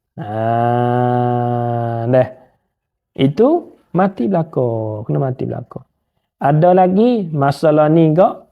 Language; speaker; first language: Malay; native; Malay